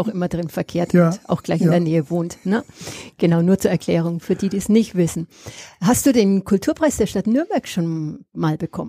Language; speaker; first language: German; native; German